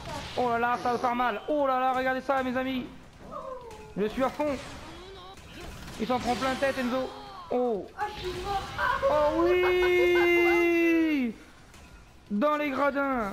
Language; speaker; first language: French; native; French